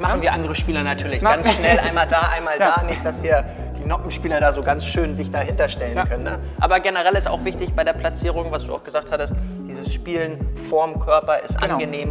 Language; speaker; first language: German; native; German